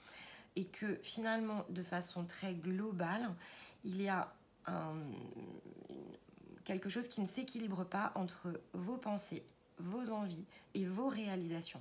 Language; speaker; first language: French; native; French